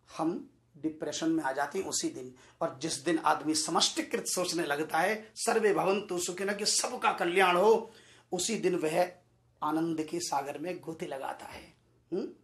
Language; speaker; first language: Hindi; native; Hindi